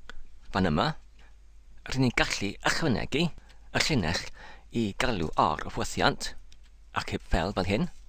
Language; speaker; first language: Welsh; non-native, learner; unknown